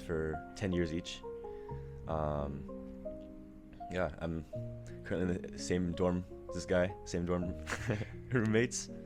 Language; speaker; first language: English; early bilingual, other home language; Japanese